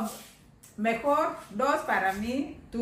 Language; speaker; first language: Spanish; non-native, learner; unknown